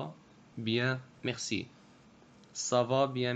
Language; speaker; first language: French; non-native, fluent; Arabic